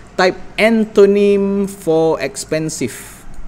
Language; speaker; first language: English; non-native, local second language; Malay